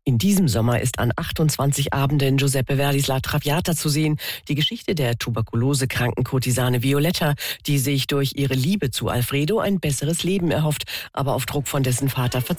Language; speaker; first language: German; native; German